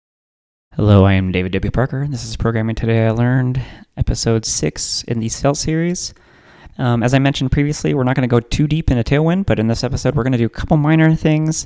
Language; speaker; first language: English; native; English